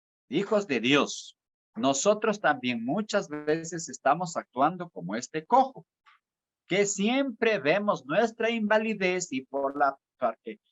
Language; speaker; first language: Spanish; native; Spanish